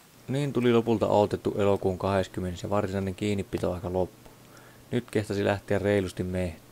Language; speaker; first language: Finnish; native; Finnish